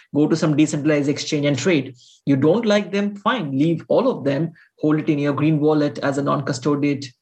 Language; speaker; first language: English; non-native, local second language; Bangla